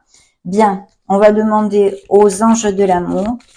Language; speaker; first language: French; native; French